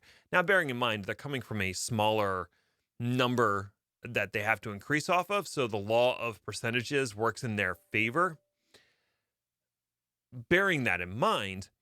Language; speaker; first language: English; native; English